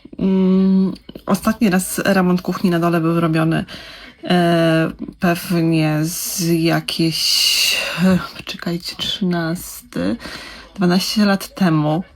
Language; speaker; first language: Polish; native; Polish